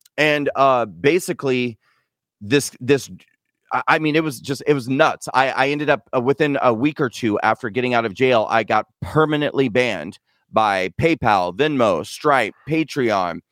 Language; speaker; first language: English; native; English